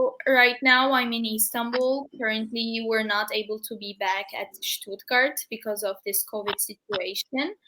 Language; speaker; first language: English; non-native, fluent; Turkish